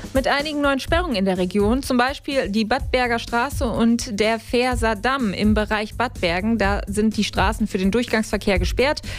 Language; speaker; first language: German; native; German